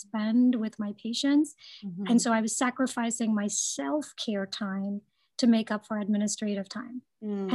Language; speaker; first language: English; non-native, local second language; Gujarati